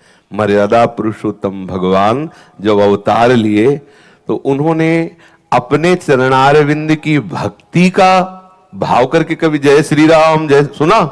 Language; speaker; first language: Hindi; native; Hindi